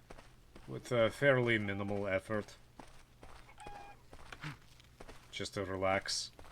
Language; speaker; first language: English; native; English